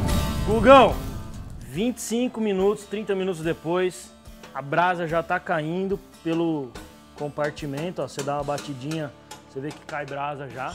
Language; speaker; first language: Portuguese; native; Portuguese